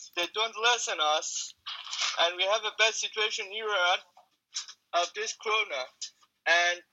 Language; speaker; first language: English; non-native, learner; Kurdish